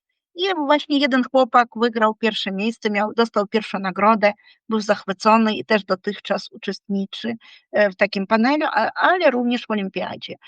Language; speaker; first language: Polish; non-native, fluent; Ukrainian